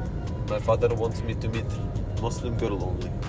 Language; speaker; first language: English; non-native, learner; Russian